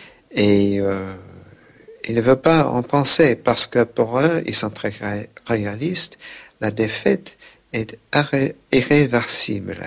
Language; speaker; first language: French; non-native, fluent; English